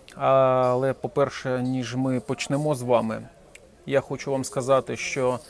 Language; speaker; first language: Ukrainian; non-native, local second language; Russian